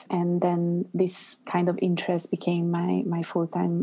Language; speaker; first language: English; non-native, fluent; Hungarian